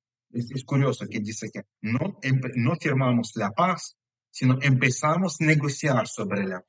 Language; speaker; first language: Spanish; non-native, fluent; Ukrainian